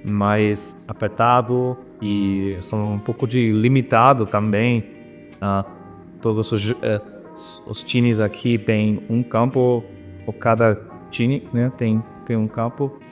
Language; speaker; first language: Portuguese; non-native, fluent; German